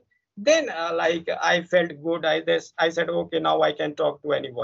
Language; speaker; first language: English; non-native, fluent; Hindi